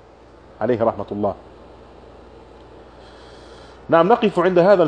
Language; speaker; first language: Arabic; non-native, fluent; German